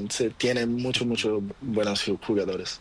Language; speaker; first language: Spanish; non-native, learner; Portuguese